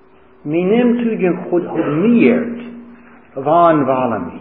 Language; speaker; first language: Hungarian; non-native, fluent; English